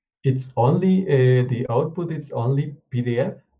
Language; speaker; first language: English; non-native, learner; Spanish